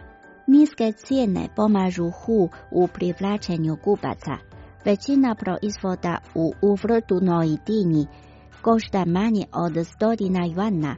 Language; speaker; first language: Croatian; non-native, fluent; Chinese